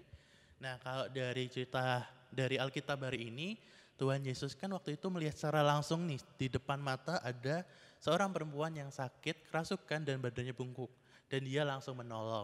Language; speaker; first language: Indonesian; native; Indonesian